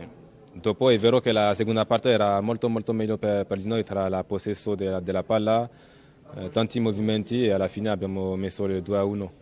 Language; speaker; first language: Italian; non-native, fluent; French